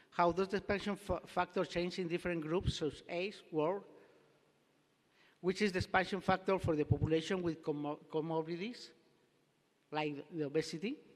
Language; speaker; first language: English; non-native, learner; Spanish